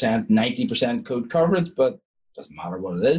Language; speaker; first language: English; native; English